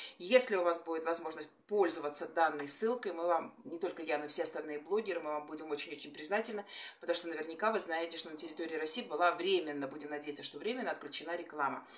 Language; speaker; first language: Russian; native; Russian